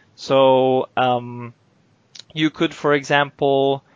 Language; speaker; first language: English; non-native, fluent; Norwegian